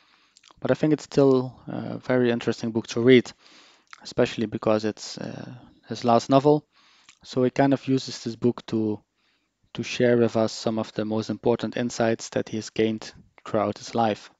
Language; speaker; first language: English; non-native, fluent; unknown